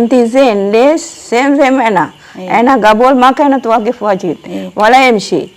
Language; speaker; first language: Arabic; non-native, learner; Sinhala